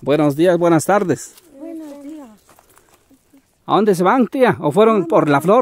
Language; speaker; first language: Spanish; native; Spanish